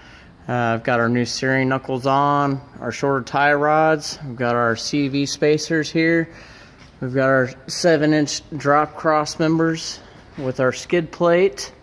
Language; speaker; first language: English; native; English